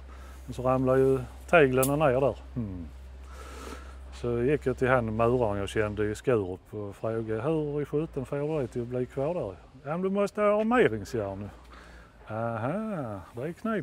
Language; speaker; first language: Swedish; native; Swedish